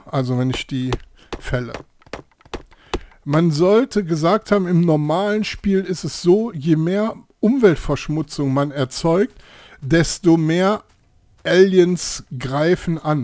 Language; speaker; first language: German; native; German